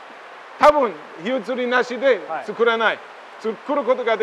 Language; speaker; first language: Japanese; non-native, learner; German